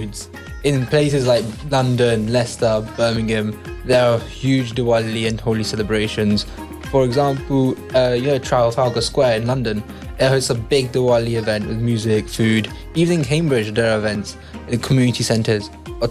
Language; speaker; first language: English; native; English